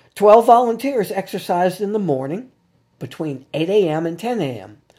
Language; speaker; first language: English; native; English